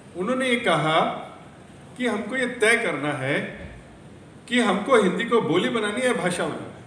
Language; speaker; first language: Hindi; native; Hindi